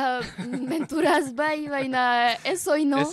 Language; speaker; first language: Basque; non-native, learner; French